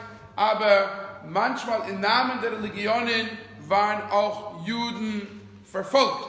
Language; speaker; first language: German; non-native, fluent; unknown